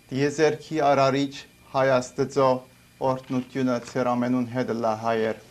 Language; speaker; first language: Armenian; early bilingual, heritage; Armenian